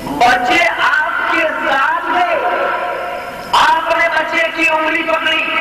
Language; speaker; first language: Urdu; native; Urdu